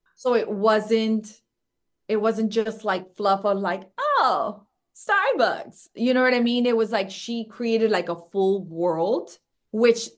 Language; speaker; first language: English; early bilingual, other home language; Spanish